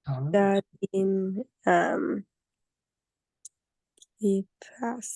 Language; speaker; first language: Persian; non-native, learner; English